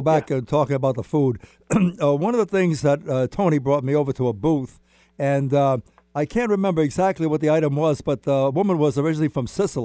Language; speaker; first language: English; native; English